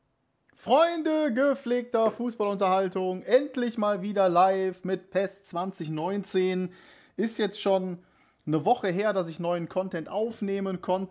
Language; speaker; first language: German; native; German